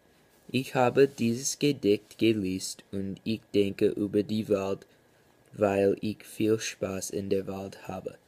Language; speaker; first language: German; non-native, learner; English